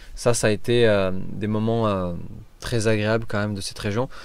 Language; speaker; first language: French; native; French